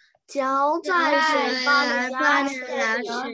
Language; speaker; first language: Chinese; early bilingual, heritage; Chinese